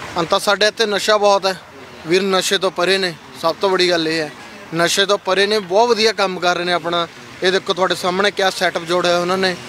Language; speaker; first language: Punjabi; native; Punjabi